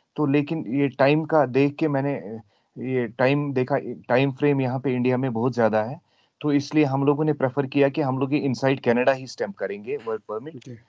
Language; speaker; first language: Hindi; native; Hindi